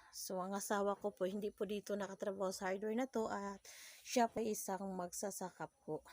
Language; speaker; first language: Filipino; non-native, local second language; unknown